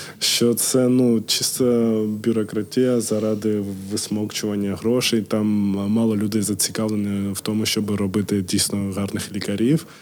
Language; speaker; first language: Ukrainian; non-native, local second language; Russian